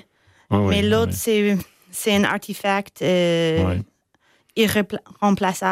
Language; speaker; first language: French; non-native, fluent; English